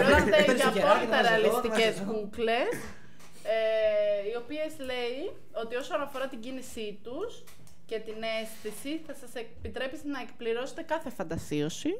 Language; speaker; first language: Greek; native; Greek